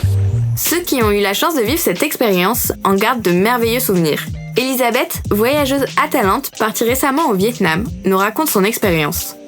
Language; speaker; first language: French; native; French